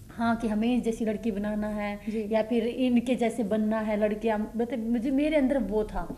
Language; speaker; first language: Hindi; native; Hindi